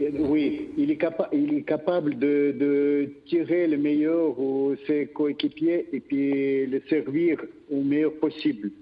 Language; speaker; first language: French; non-native, fluent; Russian